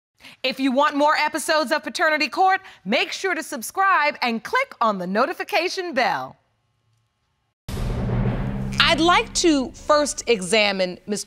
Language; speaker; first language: English; native; English